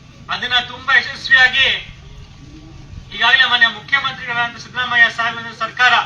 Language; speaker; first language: Kannada; native; Kannada